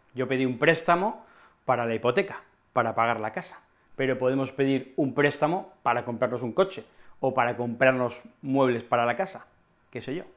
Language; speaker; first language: Spanish; native; Spanish